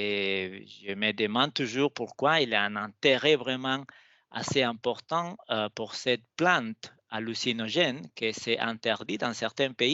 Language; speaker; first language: French; non-native, fluent; Spanish